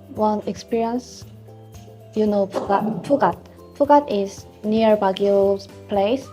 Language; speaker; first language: English; non-native, learner; Korean